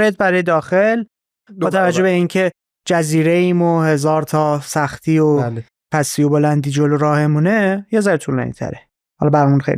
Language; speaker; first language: Persian; native; Persian